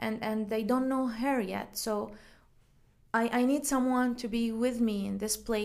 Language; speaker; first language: English; non-native, fluent; Arabic